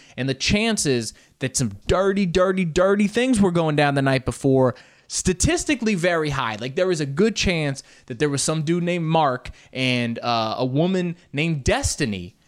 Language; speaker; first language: English; native; English